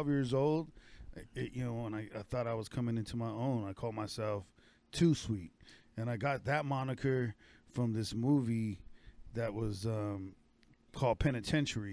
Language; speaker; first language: English; native; English